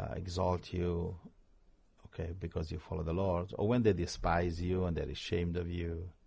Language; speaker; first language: English; non-native, fluent; Italian